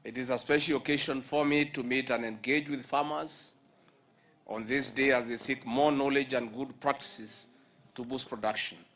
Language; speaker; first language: English; non-native, local second language; Kikuyu